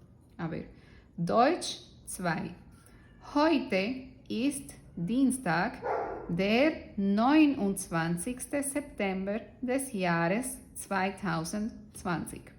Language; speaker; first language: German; non-native, fluent; Spanish